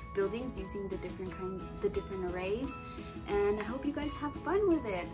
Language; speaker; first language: English; early bilingual, other home language; Spanish